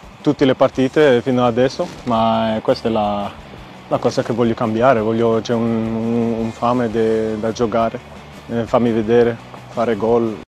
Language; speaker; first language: Italian; non-native, learner; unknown